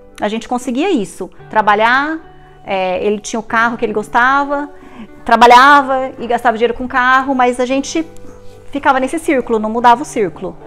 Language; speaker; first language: Portuguese; native; Portuguese